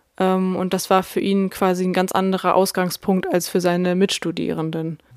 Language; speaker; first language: German; early bilingual, other home language; Russian